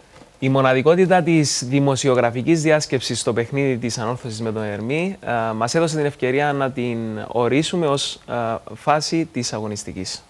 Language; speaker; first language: Greek; native; Greek